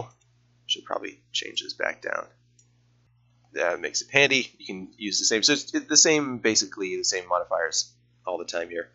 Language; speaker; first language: English; native; English